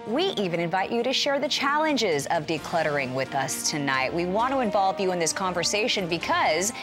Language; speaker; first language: English; native; English